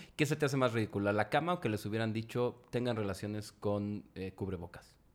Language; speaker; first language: Spanish; native; Spanish